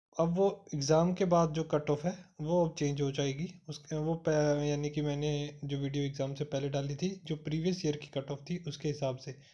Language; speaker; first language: Hindi; non-native, local second language; Punjabi